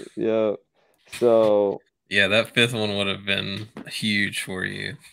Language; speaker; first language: English; native; English